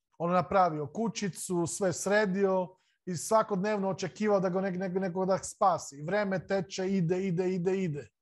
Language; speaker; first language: Serbian; non-native, local second language; Slovak